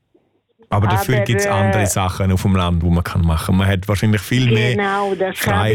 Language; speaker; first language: German; native; German